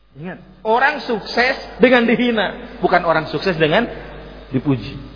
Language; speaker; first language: Indonesian; native; Indonesian